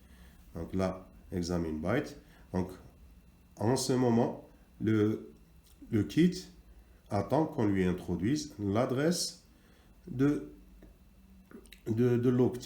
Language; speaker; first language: French; non-native, local second language; Arabic